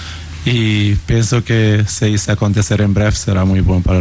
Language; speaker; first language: Portuguese; non-native, local second language; Kabuverdianu